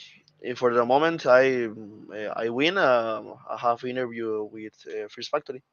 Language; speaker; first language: English; non-native, learner; Spanish